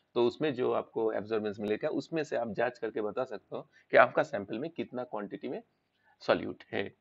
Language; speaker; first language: Hindi; non-native, local second language; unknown